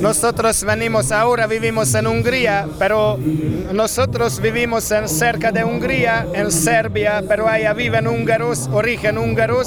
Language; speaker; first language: Spanish; non-native, fluent; Hungarian